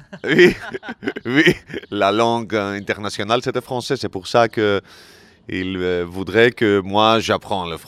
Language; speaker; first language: French; non-native, learner; Greek